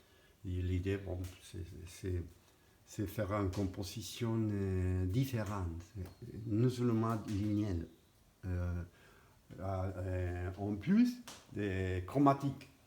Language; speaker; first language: French; non-native, fluent; Spanish